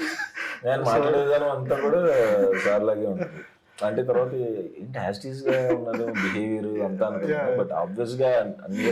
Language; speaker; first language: Telugu; native; Telugu